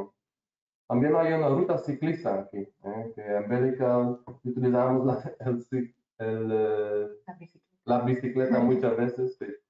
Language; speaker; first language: Spanish; non-native, learner; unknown